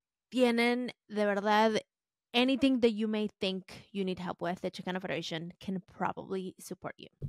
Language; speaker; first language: English; early bilingual, other home language; Spanish